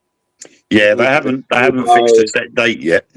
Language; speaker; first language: English; native; English